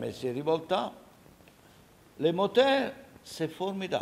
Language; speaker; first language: French; non-native, learner; Italian